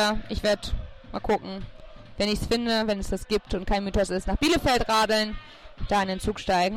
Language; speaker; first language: German; native; German